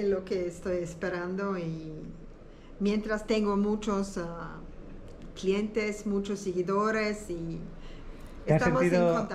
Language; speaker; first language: Spanish; non-native, learner; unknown